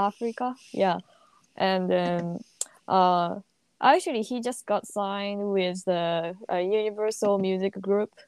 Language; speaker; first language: English; non-native, learner; Japanese